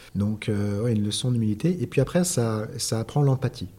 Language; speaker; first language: French; native; French